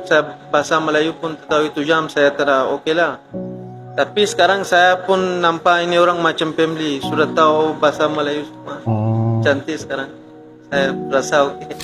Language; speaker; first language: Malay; non-native, learner; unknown